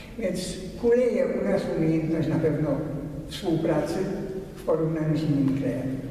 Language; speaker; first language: Polish; early bilingual, heritage; Polish